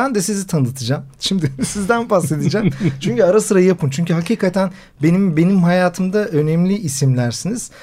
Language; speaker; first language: Turkish; native; Turkish